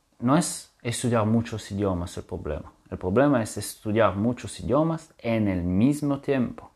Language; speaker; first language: Spanish; non-native, fluent; French